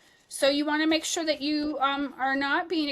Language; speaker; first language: English; native; English